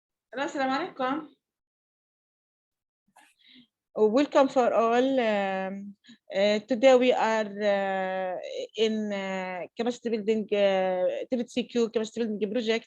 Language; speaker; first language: English; non-native, fluent; Arabic